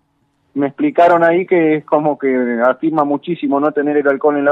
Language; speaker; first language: Spanish; native; Spanish